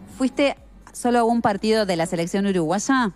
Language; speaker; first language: Spanish; native; Spanish